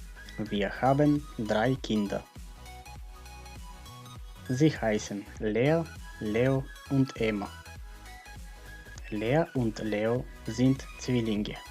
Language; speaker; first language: German; non-native, fluent; Macedonian